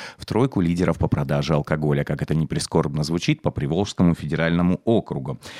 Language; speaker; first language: Russian; native; Russian